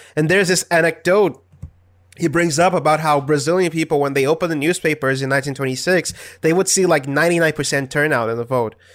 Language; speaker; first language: English; non-native, fluent; Portuguese